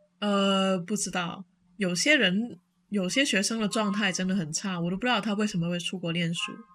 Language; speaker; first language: Chinese; non-native, local second language; Cantonese